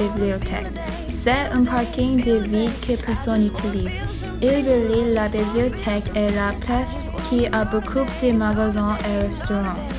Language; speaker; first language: French; non-native, learner; English